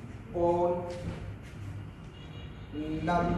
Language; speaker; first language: Vietnamese; non-native, learner; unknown